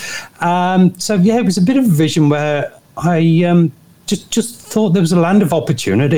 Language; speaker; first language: English; native; English